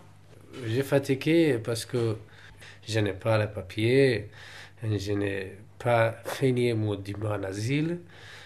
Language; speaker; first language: French; non-native, learner; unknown